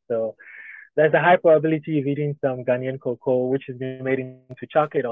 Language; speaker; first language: English; non-native, local second language; Ga